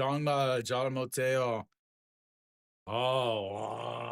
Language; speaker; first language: Korean; non-native, learner; English